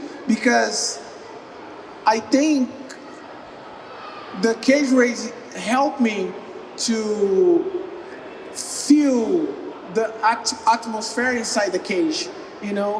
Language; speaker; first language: English; non-native, learner; Portuguese